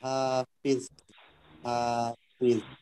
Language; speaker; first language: Arabic; non-native, learner; Indonesian